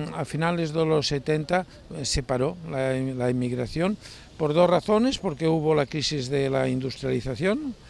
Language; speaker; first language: Spanish; native; Spanish